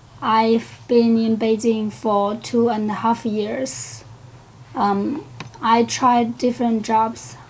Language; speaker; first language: English; non-native, learner; Chinese